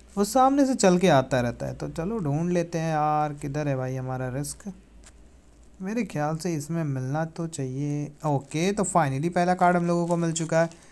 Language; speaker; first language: Hindi; native; Hindi